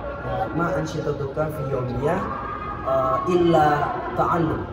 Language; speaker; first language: Arabic; non-native, learner; Indonesian